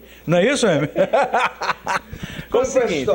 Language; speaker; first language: Portuguese; native; Portuguese